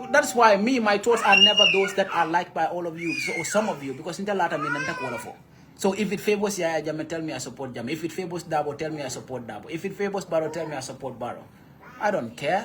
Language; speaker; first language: English; non-native, local second language; Wolof